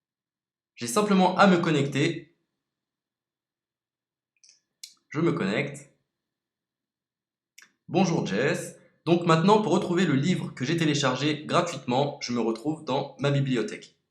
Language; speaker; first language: French; native; French